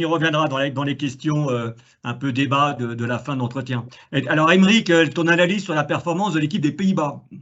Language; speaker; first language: French; native; French